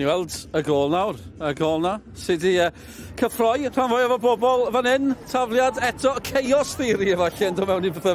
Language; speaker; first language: Welsh; native; Welsh